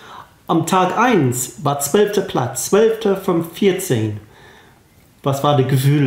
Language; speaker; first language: German; non-native, fluent; English